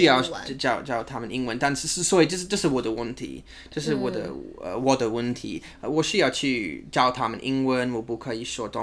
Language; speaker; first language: Chinese; non-native, learner; English